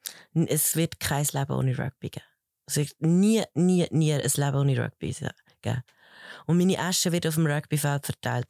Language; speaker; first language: German; early bilingual, other home language; Spanish